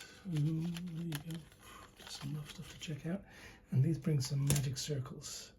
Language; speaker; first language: English; native; English